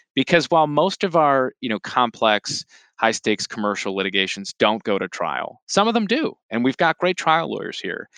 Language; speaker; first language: English; native; English